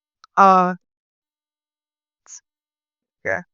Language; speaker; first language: English; non-native, learner; Vietnamese